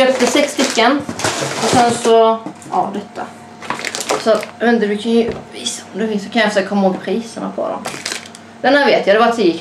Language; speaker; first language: Swedish; native; Swedish